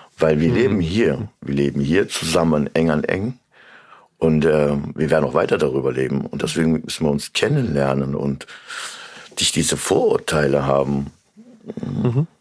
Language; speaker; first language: German; early bilingual, other home language; Turkish